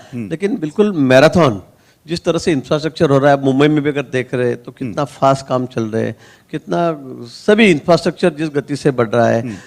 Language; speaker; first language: Hindi; non-native, local second language; Marathi